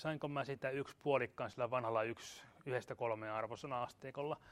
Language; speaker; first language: Finnish; native; Finnish